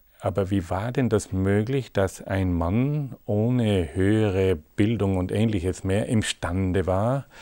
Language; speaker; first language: German; native; German